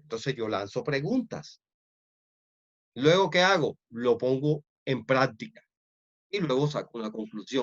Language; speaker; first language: Spanish; native; Spanish